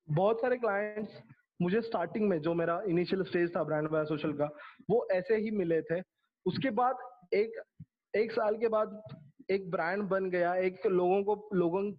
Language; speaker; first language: Hindi; non-native, local second language; Marathi